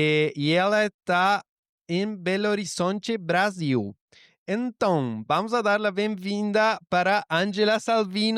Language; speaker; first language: Portuguese; non-native, learner; Spanish